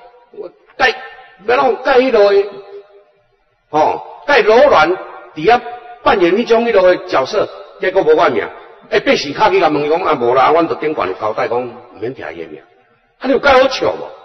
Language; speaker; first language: Chinese; native; Chinese